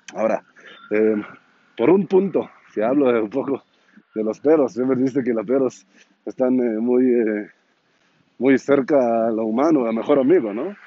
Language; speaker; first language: Spanish; non-native, learner; Hebrew